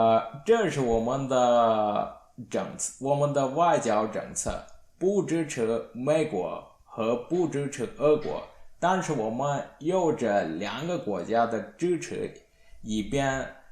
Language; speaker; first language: Chinese; non-native, learner; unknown